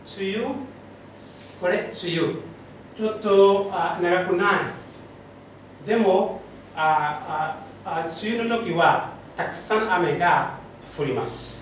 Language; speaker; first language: Japanese; non-native, learner; Mossi